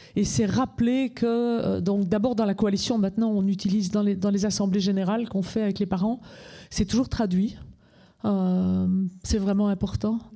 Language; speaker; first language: French; native; French